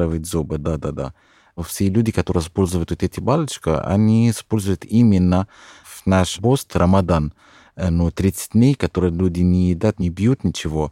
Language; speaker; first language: Russian; non-native, fluent; Arabic